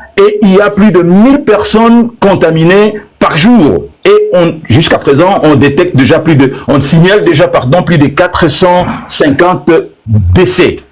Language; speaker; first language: French; non-native, local second language; Lingala